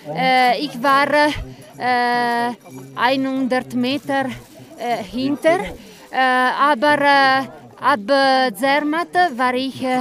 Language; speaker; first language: German; non-native, learner; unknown